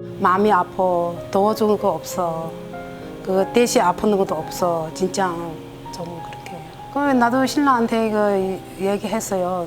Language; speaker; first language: Korean; non-native, learner; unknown